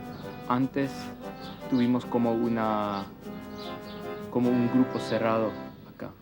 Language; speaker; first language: Spanish; early bilingual, heritage; Plautdietsch